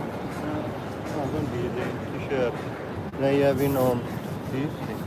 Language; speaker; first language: Italian; non-native, learner; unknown